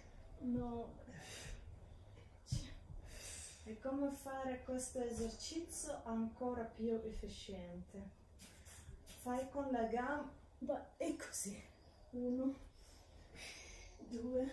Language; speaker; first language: Italian; non-native, learner; Russian